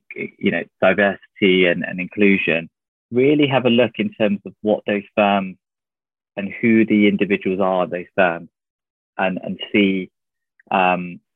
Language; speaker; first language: English; native; English